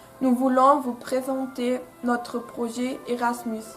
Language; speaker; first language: French; non-native, local second language; Luxembourgish